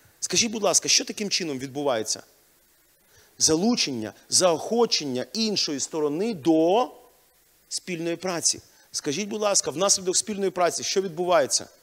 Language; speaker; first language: Ukrainian; non-native, local second language; Russian